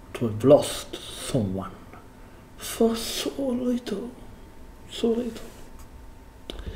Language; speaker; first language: English; non-native, learner; Italian